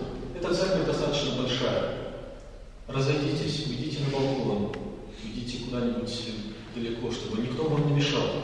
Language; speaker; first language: Russian; native; Russian